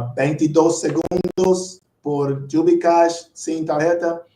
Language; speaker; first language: Spanish; non-native, learner; English